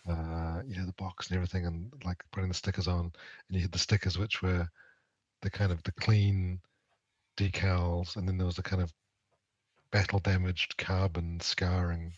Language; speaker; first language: English; native; English